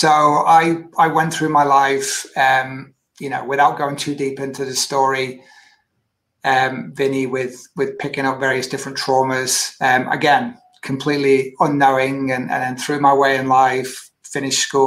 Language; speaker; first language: English; native; English